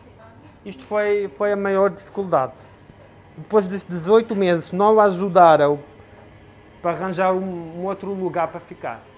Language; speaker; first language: Portuguese; non-native, fluent; Arabic